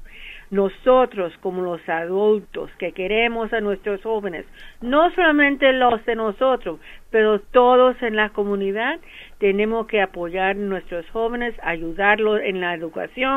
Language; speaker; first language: Spanish; early bilingual, heritage; English